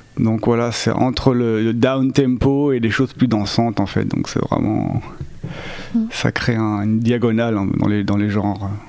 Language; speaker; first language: French; native; French